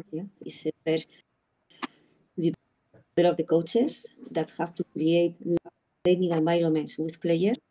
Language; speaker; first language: English; non-native, learner; Spanish